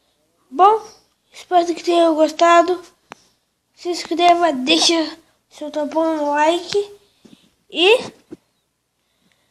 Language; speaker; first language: Portuguese; native; Portuguese